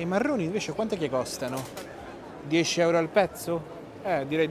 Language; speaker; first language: Italian; non-native, fluent; Serbian